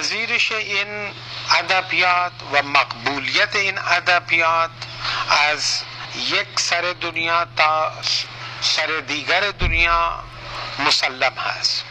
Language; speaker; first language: Persian; non-native, fluent; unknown